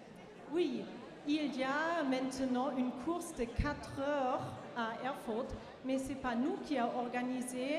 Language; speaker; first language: French; non-native, fluent; German